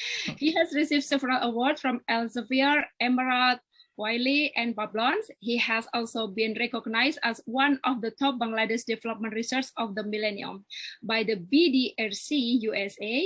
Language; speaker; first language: English; non-native, fluent; Indonesian